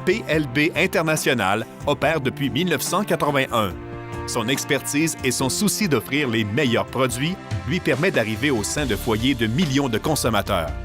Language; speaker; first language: French; native; French